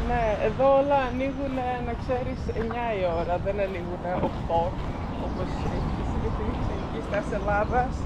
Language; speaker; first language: Greek; non-native, fluent; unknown